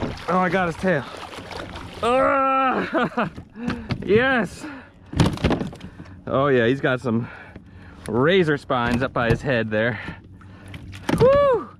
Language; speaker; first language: English; native; English